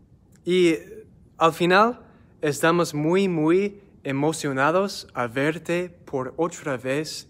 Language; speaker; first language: Spanish; non-native, learner; English